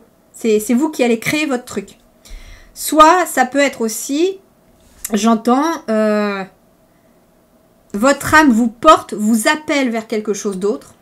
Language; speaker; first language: French; native; French